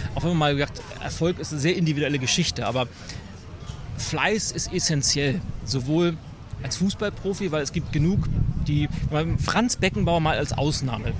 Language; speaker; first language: German; native; German